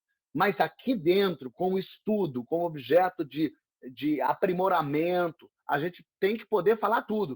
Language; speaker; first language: Portuguese; native; Portuguese